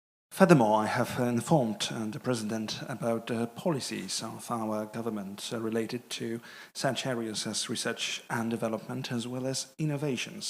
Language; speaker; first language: English; non-native, fluent; Polish